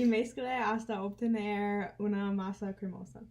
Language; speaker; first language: Spanish; non-native, learner; English